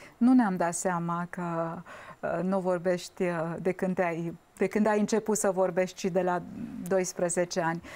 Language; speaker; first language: Romanian; native; Romanian